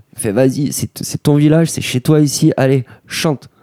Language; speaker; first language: French; native; French